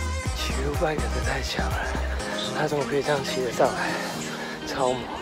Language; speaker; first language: Chinese; native; Chinese